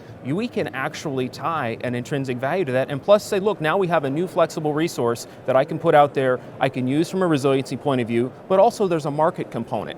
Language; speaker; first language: English; native; English